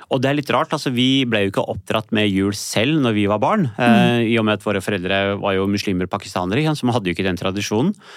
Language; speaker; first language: Norwegian; early bilingual, other home language; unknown